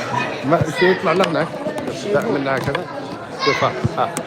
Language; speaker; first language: Arabic; native; Arabic